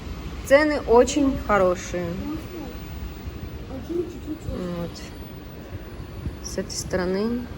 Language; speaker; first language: Russian; native; Russian